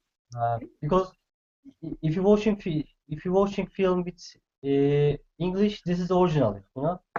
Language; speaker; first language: English; non-native, learner; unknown